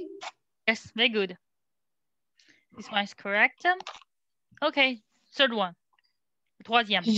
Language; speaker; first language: English; non-native, learner; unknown